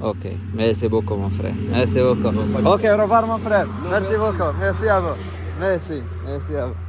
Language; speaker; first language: French; non-native, learner; Arabic